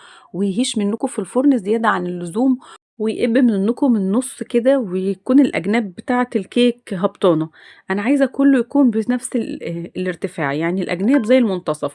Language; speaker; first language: Arabic; native; Arabic